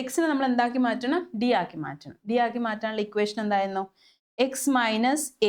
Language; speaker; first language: Malayalam; native; Malayalam